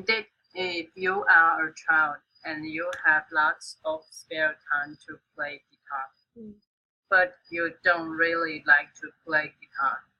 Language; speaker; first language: English; non-native, fluent; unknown